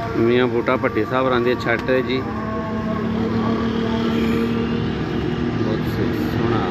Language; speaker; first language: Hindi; non-native, local second language; Punjabi